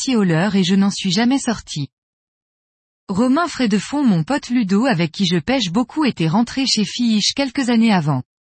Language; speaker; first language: French; native; French